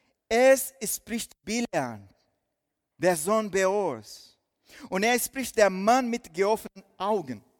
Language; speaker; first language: German; non-native, fluent; Portuguese